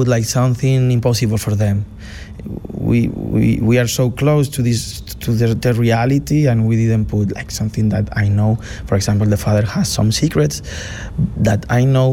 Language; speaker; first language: English; non-native, fluent; Spanish